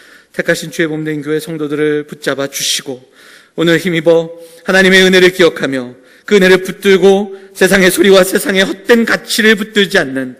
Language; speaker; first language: Korean; native; Korean